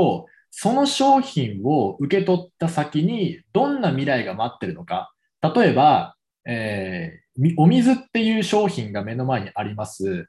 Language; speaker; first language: Japanese; native; Japanese